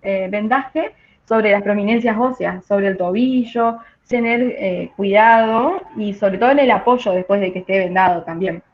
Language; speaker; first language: Spanish; native; Spanish